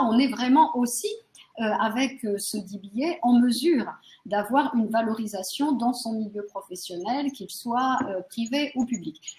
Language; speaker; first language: French; native; French